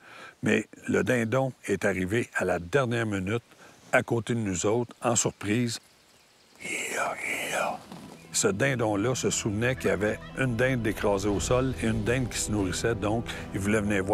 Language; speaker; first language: French; native; French